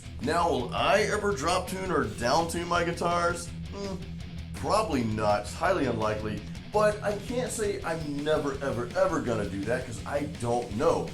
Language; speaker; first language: English; native; English